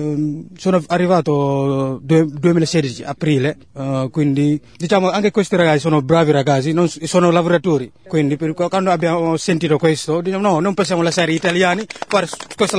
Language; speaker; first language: Italian; non-native, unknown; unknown